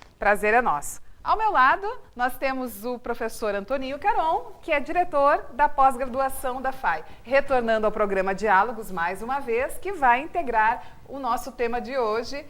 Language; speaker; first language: Portuguese; native; Portuguese